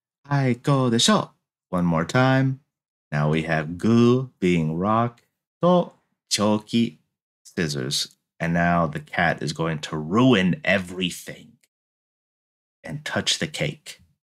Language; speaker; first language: English; native; English